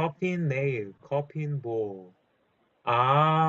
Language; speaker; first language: English; non-native, learner; Korean